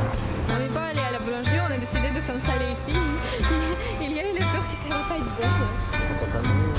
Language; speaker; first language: French; non-native, fluent; Russian